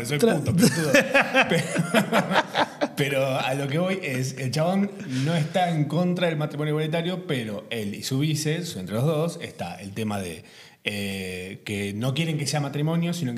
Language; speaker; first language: Spanish; native; Spanish